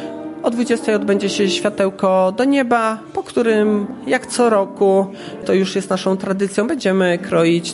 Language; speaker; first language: Polish; native; Polish